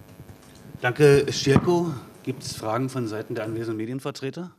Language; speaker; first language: German; native; German